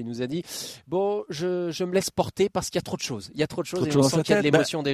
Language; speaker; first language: French; native; French